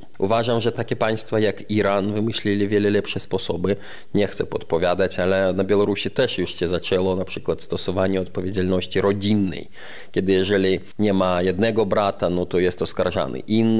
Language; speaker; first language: Polish; non-native, fluent; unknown